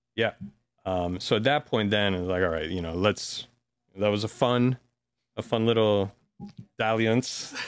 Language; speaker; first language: English; native; English